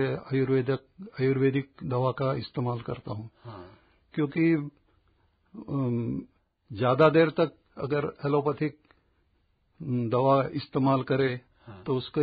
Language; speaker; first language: Hindi; non-native, local second language; Marathi